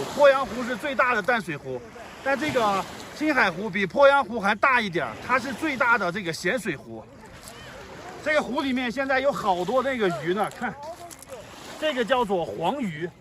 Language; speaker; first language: Chinese; native; Chinese